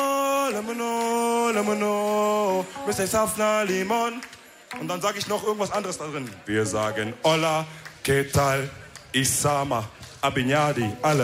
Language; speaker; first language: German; early bilingual, other home language; Wolof